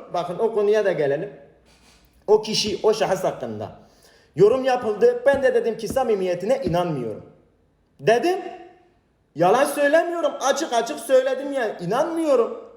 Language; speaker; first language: Turkish; non-native, local second language; Kurdish